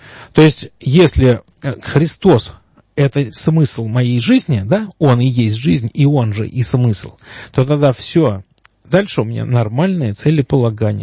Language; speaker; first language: Russian; native; Russian